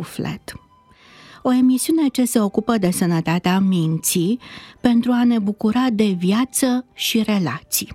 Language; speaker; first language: Romanian; native; Romanian